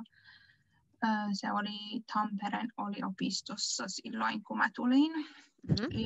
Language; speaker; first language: Finnish; non-native, learner; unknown